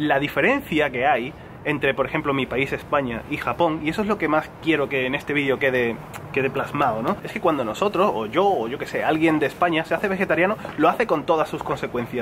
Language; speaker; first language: Spanish; native; Spanish